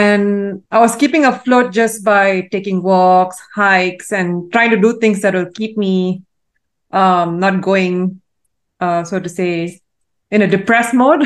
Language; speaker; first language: English; non-native, local second language; Tamil